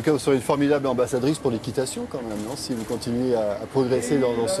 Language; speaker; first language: French; native; French